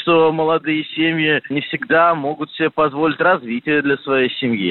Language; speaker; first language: Russian; native; Russian